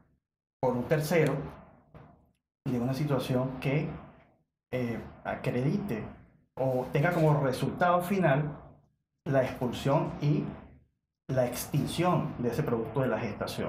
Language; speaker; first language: Spanish; native; Spanish